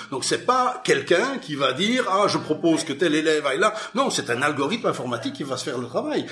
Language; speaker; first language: French; native; French